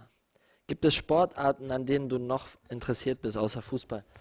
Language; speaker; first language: German; native; German